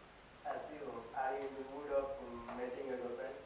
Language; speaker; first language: English; non-native, learner; Hindi